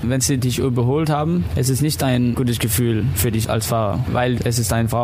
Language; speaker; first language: German; non-native, fluent; Danish